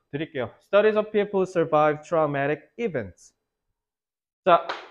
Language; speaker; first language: English; non-native, fluent; Korean